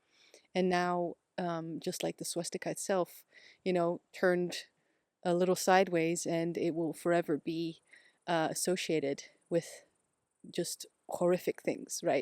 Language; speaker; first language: English; non-native, fluent; Dutch